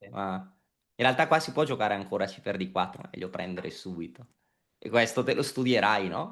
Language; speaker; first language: Italian; native; Italian